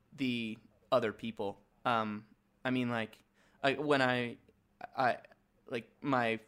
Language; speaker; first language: English; native; English